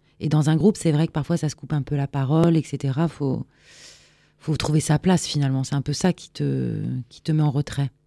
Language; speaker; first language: French; native; French